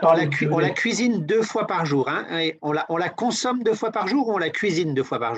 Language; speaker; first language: French; native; French